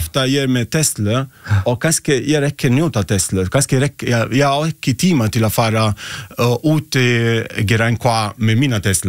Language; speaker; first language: Icelandic; non-native, learner; Italian